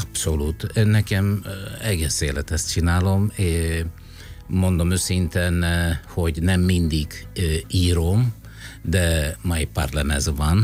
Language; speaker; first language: Hungarian; non-native, fluent; Italian